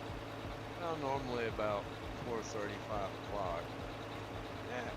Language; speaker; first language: English; native; English